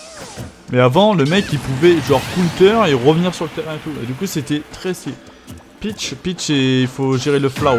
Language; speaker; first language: French; native; French